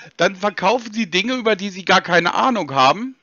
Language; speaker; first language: German; native; German